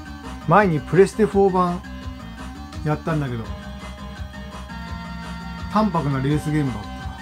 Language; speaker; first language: Japanese; native; Japanese